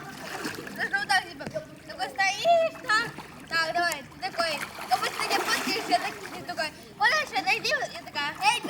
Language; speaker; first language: Russian; native; Russian